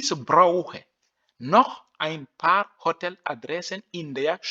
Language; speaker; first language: German; non-native, fluent; French